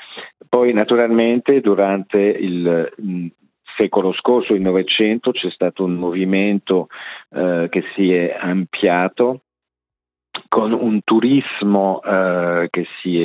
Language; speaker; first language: Italian; non-native, local second language; French